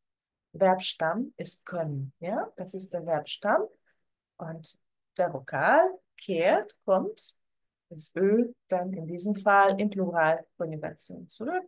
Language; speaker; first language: German; non-native, fluent; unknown